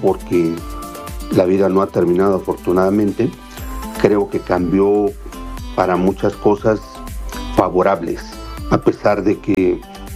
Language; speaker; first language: Spanish; native; Spanish